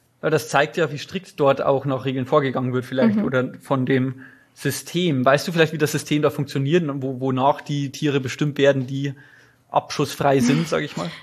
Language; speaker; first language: German; native; German